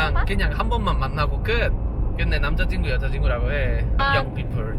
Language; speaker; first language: Korean; non-native, learner; Spanish